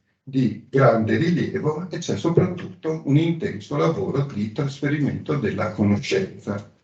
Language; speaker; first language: Italian; native; Italian